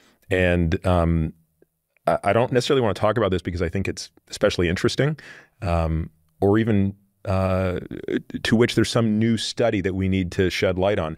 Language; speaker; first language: English; native; English